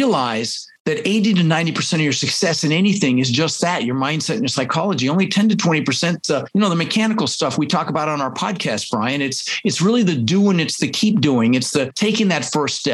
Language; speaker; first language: English; early bilingual, other home language; Dutch